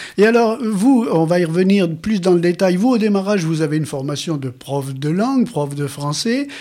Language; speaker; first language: French; native; French